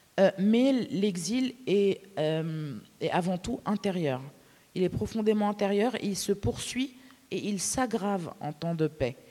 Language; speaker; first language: French; native; French